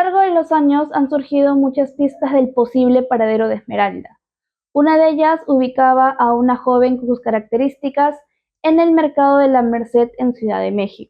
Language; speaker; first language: Spanish; native; Spanish